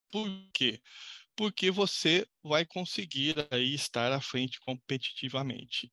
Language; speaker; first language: Portuguese; native; Portuguese